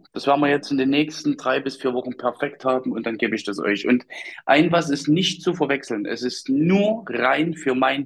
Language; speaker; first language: German; native; German